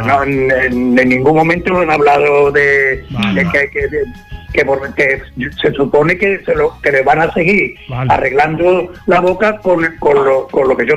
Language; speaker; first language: Spanish; native; Spanish